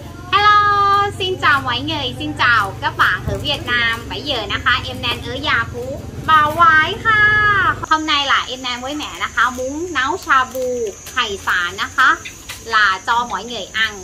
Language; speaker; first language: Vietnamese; non-native, learner; Thai